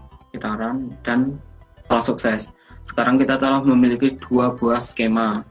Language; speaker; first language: Indonesian; native; Indonesian